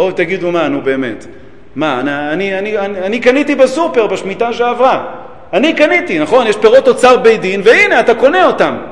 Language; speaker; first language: Hebrew; native; Hebrew